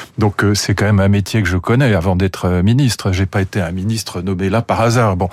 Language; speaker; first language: French; native; French